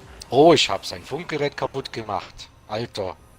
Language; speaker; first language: German; native; German